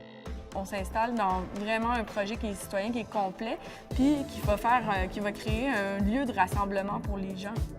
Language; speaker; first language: French; native; French